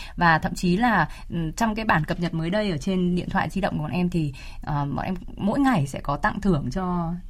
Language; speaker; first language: Vietnamese; native; Vietnamese